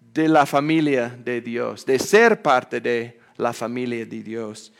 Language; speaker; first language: Spanish; non-native, fluent; English